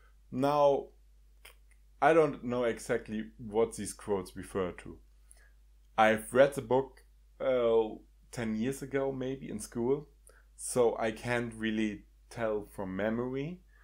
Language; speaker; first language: English; non-native, fluent; German